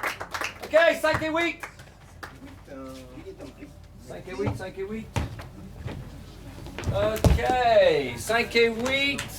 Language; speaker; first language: French; native; French